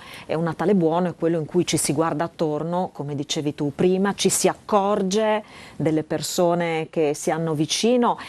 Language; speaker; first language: Italian; native; Italian